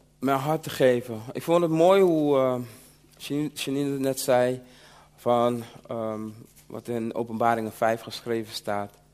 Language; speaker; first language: Dutch; early bilingual, other home language; Sranan Tongo